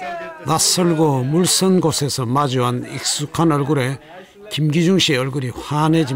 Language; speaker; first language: Korean; native; Korean